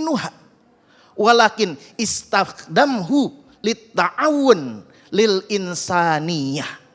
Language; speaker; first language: Arabic; non-native, fluent; Indonesian